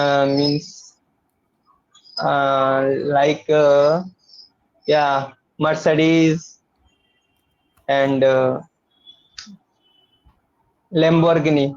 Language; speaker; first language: English; non-native, learner; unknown